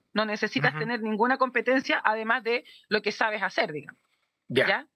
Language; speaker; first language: Spanish; native; Spanish